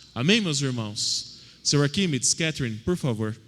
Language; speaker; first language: Portuguese; native; Portuguese